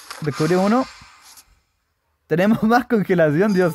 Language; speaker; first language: Spanish; native; Spanish